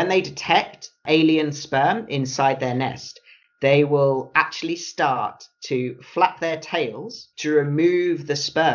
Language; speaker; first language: English; native; English